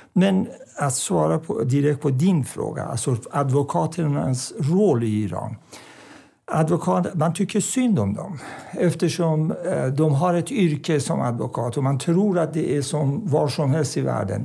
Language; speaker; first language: Swedish; non-native, fluent; Persian